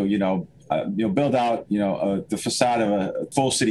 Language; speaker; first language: English; native; English